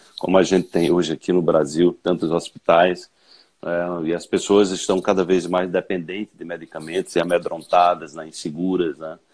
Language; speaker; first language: Portuguese; native; Portuguese